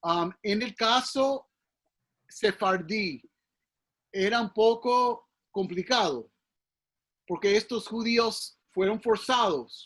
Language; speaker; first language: Spanish; early bilingual, heritage; English